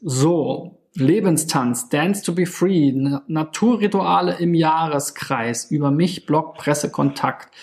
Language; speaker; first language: German; native; German